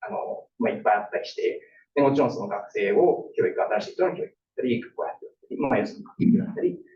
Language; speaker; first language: Japanese; native; Japanese